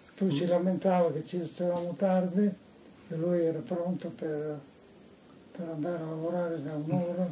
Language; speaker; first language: Italian; native; Italian